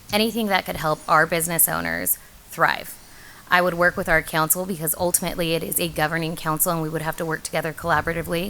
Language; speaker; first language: English; native; English